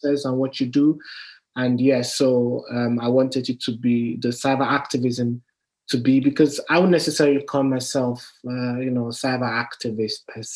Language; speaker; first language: English; non-native, local second language; Yoruba